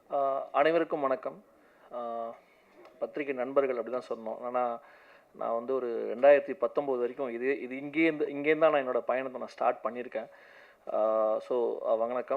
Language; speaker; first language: Tamil; native; Tamil